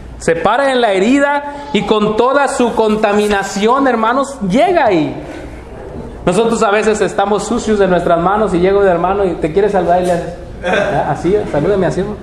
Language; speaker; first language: Spanish; native; Spanish